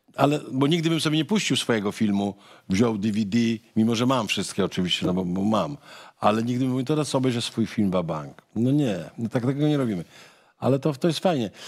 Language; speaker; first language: Polish; native; Polish